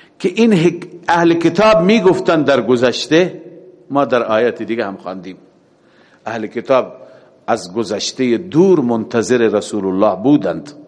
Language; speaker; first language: Persian; native; Persian